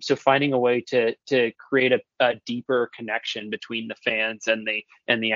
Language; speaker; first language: English; native; English